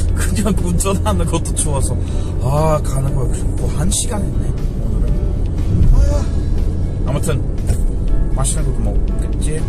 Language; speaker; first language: Korean; non-native, learner; English